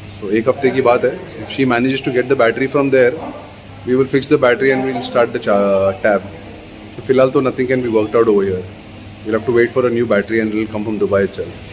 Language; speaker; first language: Hindi; native; Hindi